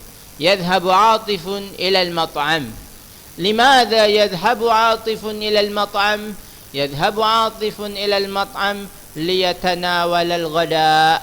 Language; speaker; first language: Arabic; non-native, fluent; Indonesian